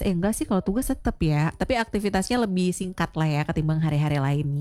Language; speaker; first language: Indonesian; native; Indonesian